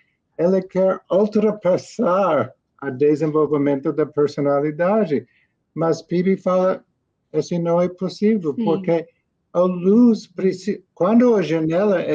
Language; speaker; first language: Portuguese; non-native, learner; English